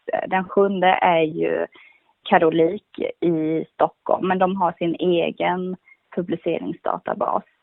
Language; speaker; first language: Swedish; early bilingual, other home language; Kurdish